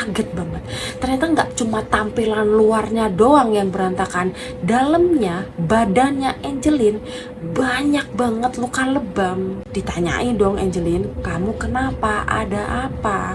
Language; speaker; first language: Indonesian; native; Indonesian